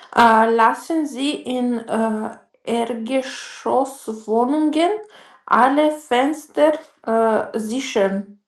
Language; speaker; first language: German; non-native, learner; Macedonian